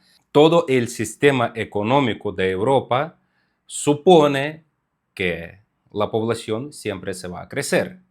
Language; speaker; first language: Spanish; non-native, fluent; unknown